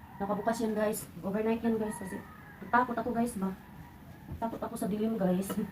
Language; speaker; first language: Filipino; non-native, local second language; Cebuano